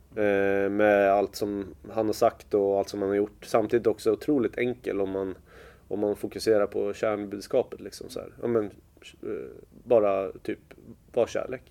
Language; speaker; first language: Swedish; native; Swedish